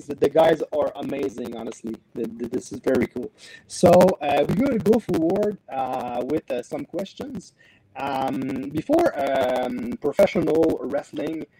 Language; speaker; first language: English; non-native, learner; French